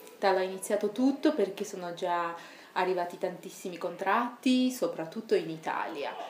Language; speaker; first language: Italian; non-native, fluent; Georgian